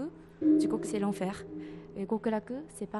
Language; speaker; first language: French; non-native, fluent; Japanese